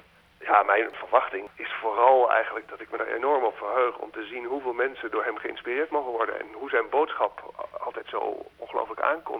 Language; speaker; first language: Dutch; native; Dutch